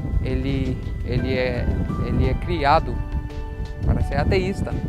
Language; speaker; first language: Portuguese; non-native, fluent; Albanian